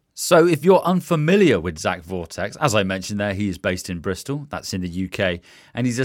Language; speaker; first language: English; native; English